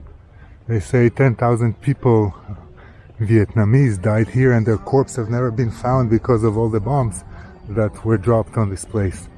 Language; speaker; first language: English; non-native, fluent; Hebrew